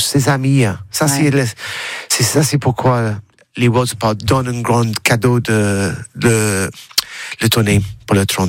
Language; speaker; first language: French; non-native, learner; English